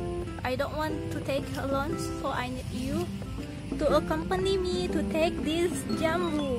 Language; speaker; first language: English; non-native, learner; Indonesian